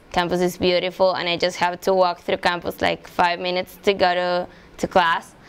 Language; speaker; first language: English; non-native, fluent; Spanish